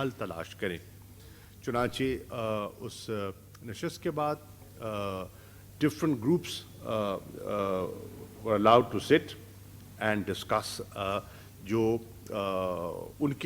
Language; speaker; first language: Urdu; native; Urdu